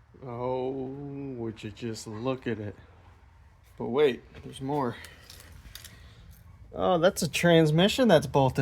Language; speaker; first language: English; native; English